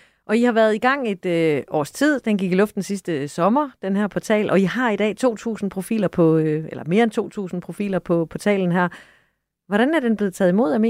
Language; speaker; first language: Danish; native; Danish